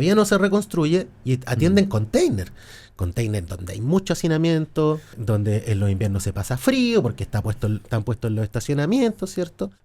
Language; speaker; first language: Spanish; native; Spanish